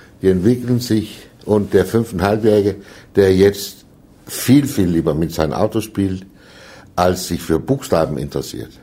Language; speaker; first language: German; non-native, fluent; Danish